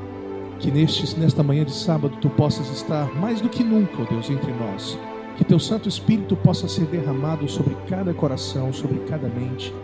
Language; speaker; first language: Portuguese; native; Portuguese